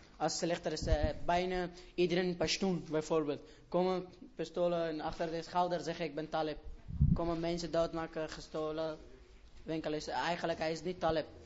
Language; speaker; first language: Dutch; non-native, learner; Persian